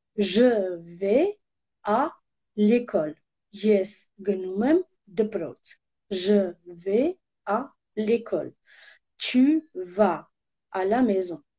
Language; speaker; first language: French; non-native, fluent; Armenian